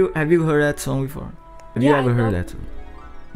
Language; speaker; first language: English; non-native, fluent; Indonesian